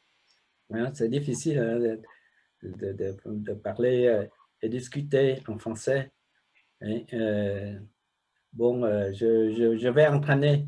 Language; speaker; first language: French; non-native, learner; Vietnamese